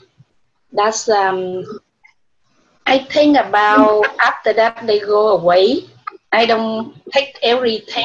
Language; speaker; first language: English; non-native, learner; Vietnamese